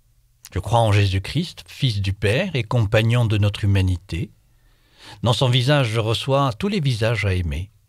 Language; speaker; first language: French; native; French